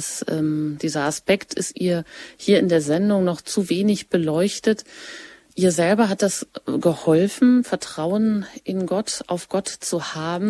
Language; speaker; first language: German; native; German